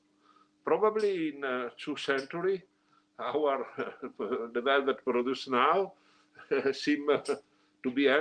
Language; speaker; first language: English; non-native, learner; Italian